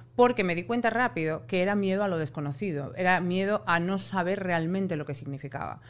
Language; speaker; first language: Spanish; native; Spanish